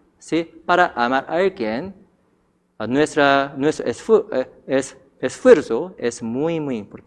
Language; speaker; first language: Spanish; non-native, fluent; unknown